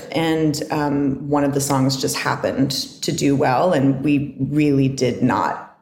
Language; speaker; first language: English; native; English